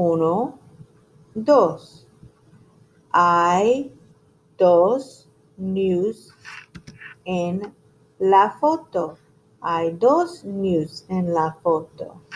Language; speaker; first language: Spanish; non-native, fluent; English